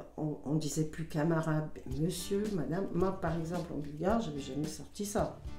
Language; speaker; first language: French; non-native, fluent; Bulgarian